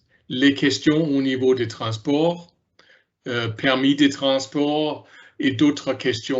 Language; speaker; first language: French; non-native, learner; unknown